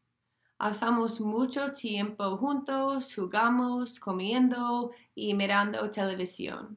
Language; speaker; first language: Spanish; non-native, learner; English